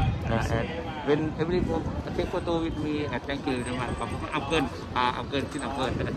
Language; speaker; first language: English; non-native, learner; Thai